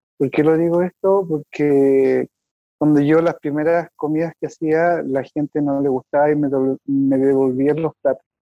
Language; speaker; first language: Spanish; native; Spanish